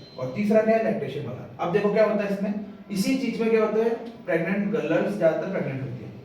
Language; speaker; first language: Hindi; non-native, local second language; Marathi